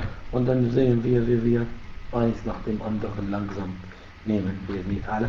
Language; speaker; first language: German; non-native, fluent; Arabic